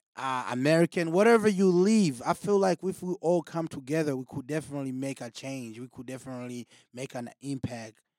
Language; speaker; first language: English; non-native, local second language; Rundi